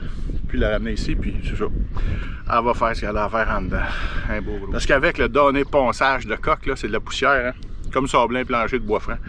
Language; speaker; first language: French; native; French